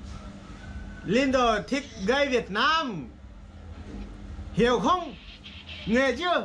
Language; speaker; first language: Vietnamese; non-native, learner; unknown